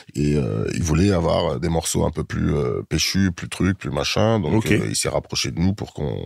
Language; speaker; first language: French; early bilingual, heritage; French